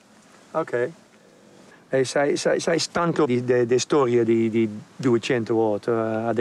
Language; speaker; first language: Italian; non-native, learner; Dutch